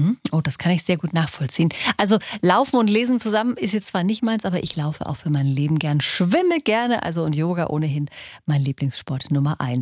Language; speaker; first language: German; native; German